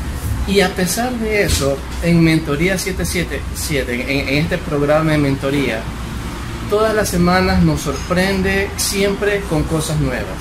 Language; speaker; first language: Spanish; native; Spanish